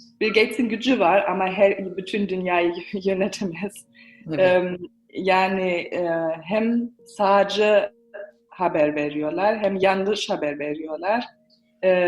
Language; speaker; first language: Turkish; early bilingual, heritage; Turkish